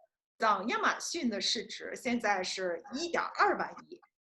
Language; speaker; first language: Chinese; native; Chinese